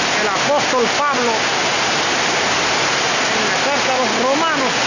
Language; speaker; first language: Spanish; native; Spanish